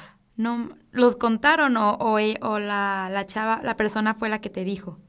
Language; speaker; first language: Spanish; native; Spanish